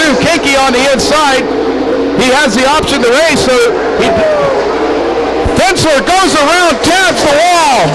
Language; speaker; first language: English; native; English